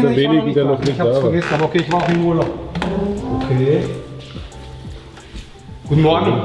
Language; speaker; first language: German; native; German